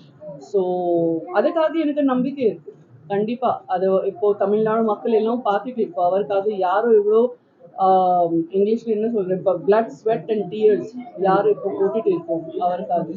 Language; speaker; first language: Tamil; non-native, learner; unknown